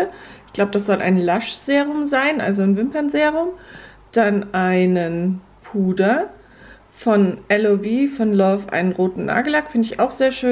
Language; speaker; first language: German; native; German